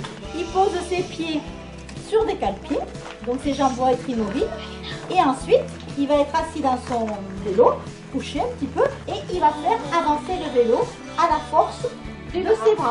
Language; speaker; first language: French; native; French